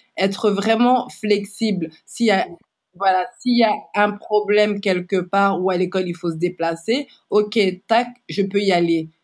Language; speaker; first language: French; native; French